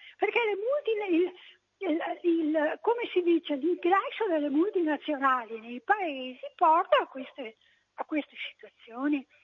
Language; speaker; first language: Italian; native; Italian